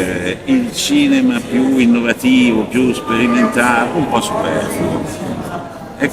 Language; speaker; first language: Italian; native; Italian